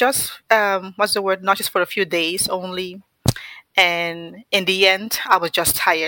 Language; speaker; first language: English; non-native, fluent; Dutch